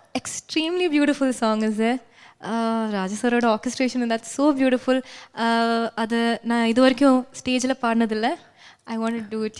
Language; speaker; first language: Tamil; non-native, local second language; Malayalam